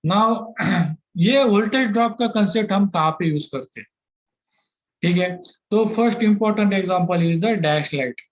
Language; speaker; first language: Hindi; non-native, local second language; Marathi